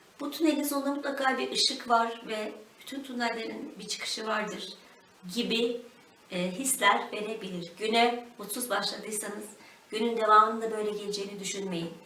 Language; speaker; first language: Turkish; native; Turkish